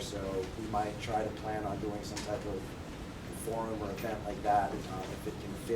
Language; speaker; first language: English; native; English